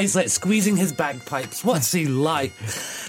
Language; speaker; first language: English; native; English